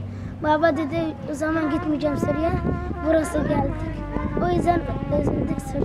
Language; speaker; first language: Turkish; non-native, learner; Arabic